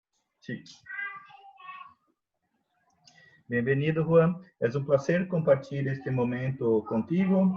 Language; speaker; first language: Spanish; non-native, fluent; Portuguese